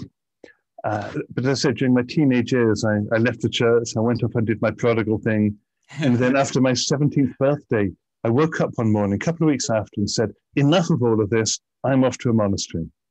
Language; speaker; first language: English; native; English